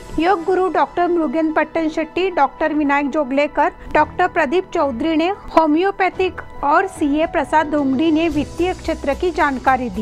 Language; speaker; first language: Hindi; non-native, local second language; Marathi